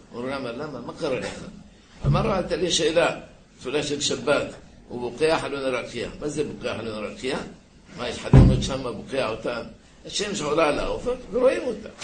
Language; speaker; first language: Hebrew; early bilingual, other home language; Arabic